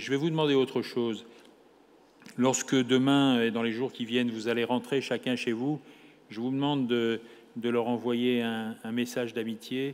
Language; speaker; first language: French; native; French